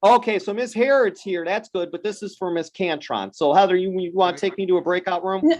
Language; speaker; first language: English; native; English